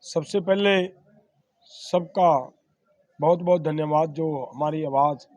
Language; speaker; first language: Hindi; non-native, local second language; Punjabi